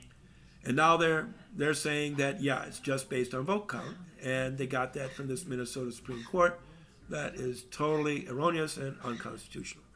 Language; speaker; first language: English; native; English